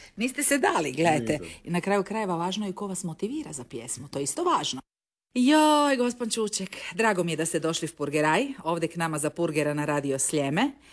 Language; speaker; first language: Croatian; native; Croatian